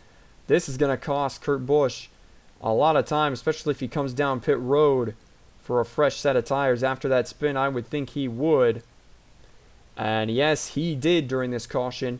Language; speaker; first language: English; native; English